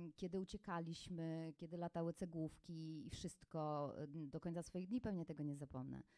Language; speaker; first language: Polish; native; Polish